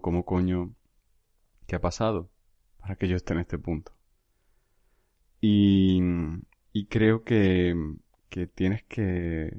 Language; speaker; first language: Spanish; native; Spanish